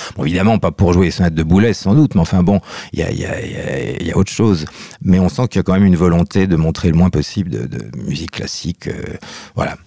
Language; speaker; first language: French; native; French